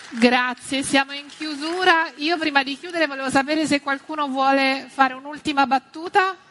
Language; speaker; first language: Italian; native; Italian